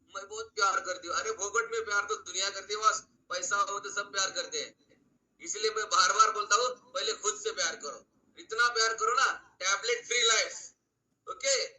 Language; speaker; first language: Hindi; non-native, local second language; Marathi